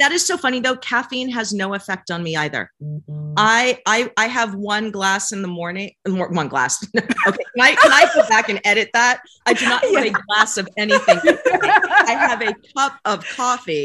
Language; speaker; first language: English; native; English